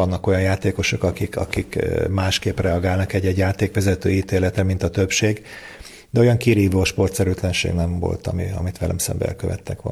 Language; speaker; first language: Hungarian; native; Hungarian